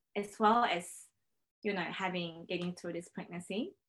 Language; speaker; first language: English; non-native, fluent; Chinese